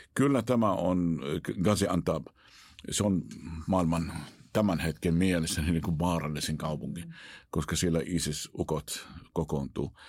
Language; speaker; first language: Finnish; non-native, fluent; Arabic